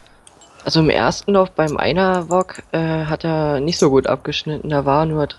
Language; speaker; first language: German; native; German